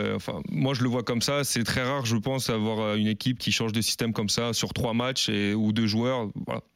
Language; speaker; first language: French; native; French